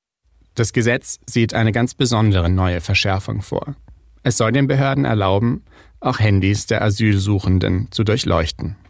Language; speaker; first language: German; native; German